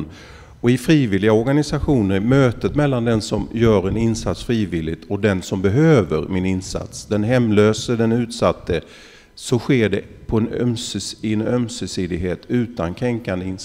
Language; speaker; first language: Swedish; native; Swedish